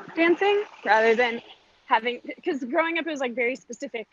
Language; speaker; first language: English; native; English